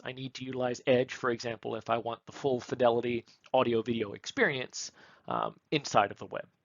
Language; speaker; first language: English; native; English